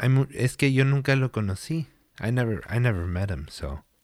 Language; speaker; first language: Spanish; early bilingual, heritage; Spanish